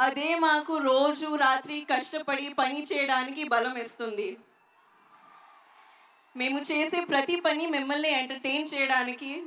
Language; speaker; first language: Telugu; non-native, learner; Hindi